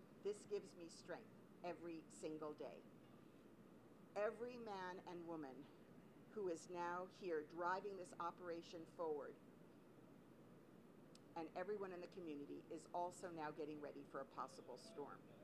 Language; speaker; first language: English; native; English